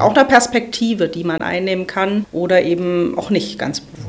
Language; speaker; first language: German; native; German